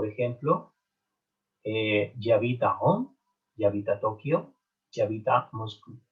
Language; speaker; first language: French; non-native, fluent; Spanish